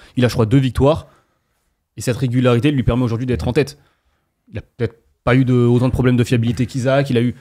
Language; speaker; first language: French; native; French